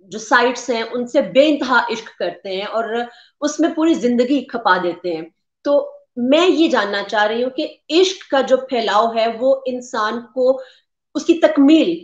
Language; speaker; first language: Urdu; native; Urdu